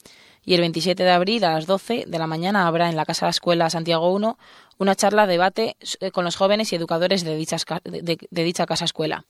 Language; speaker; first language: Spanish; native; Spanish